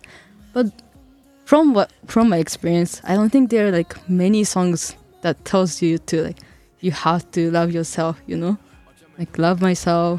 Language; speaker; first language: English; non-native, fluent; Japanese